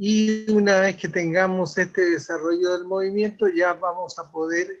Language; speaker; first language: Spanish; native; Spanish